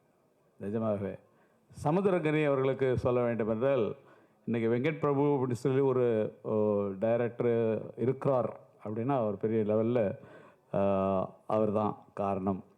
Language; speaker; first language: Tamil; native; Tamil